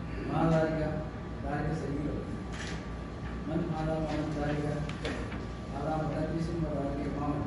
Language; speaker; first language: Arabic; non-native, learner; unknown